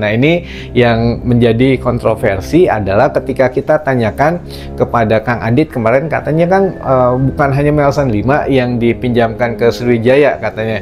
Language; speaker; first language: Indonesian; native; Indonesian